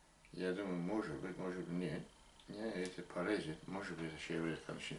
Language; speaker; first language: Russian; non-native, learner; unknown